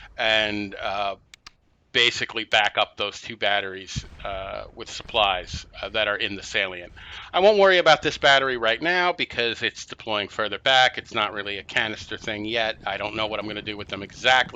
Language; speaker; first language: English; native; English